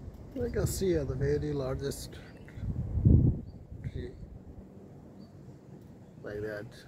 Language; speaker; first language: English; non-native, learner; Nepali